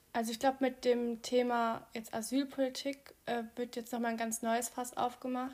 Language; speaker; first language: German; early bilingual, other home language; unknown